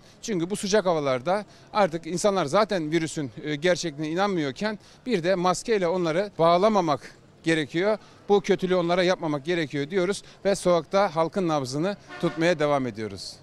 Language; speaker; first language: Turkish; native; Turkish